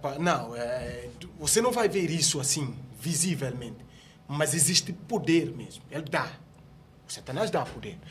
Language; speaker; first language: Portuguese; non-native, local second language; Upper Guinea Crioulo